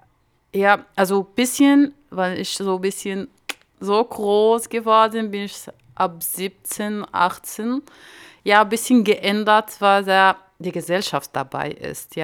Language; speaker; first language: German; non-native, learner; Arabic